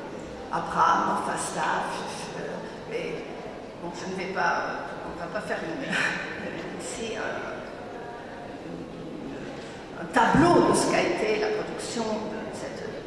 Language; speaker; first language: French; native; French